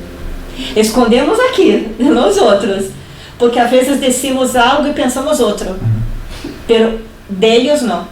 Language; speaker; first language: Spanish; non-native, fluent; Portuguese